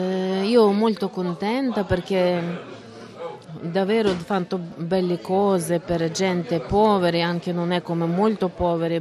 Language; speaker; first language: Italian; non-native, learner; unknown